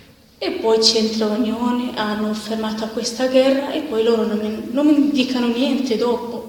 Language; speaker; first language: Italian; non-native, learner; Arabic